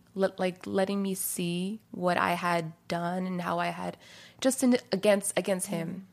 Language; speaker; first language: English; native; English